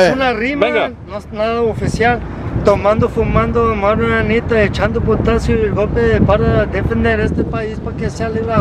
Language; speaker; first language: Spanish; early bilingual, heritage; Spanish